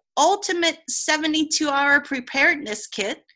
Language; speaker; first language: English; non-native, local second language; Cantonese